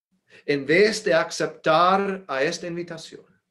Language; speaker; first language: Spanish; non-native, fluent; English